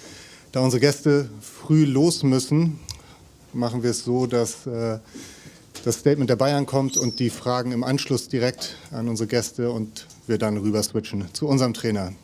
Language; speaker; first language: German; native; German